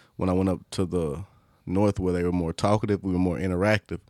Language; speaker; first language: English; native; English